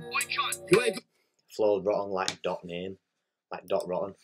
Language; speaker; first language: English; native; English